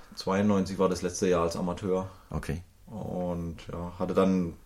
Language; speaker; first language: German; native; German